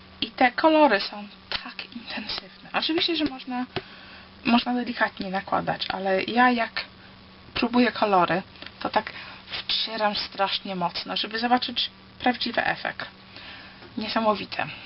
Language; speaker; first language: Polish; early bilingual, heritage; Polish